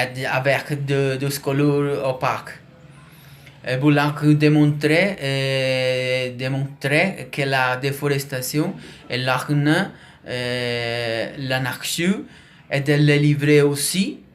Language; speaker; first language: French; non-native, learner; Spanish